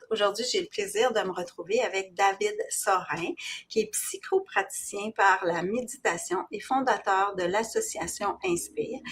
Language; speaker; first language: French; native; French